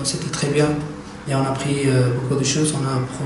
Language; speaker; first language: French; non-native, learner; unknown